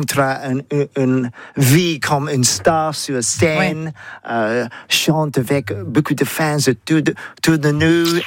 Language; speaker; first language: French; non-native, learner; English